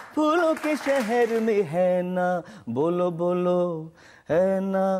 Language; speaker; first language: Hindi; native; Hindi